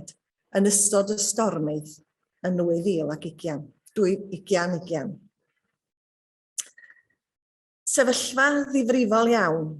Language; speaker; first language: Welsh; native; Welsh